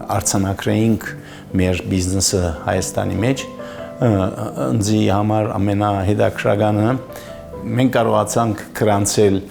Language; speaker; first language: Armenian; early bilingual, heritage; Armenian